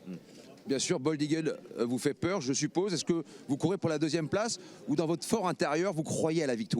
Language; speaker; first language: French; native; French